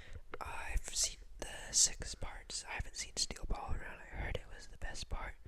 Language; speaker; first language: English; native; English